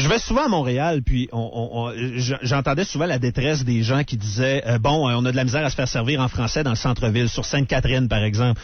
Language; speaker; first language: French; native; French